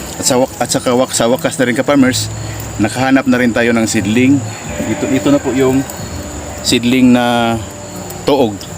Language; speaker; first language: Filipino; non-native, local second language; Cebuano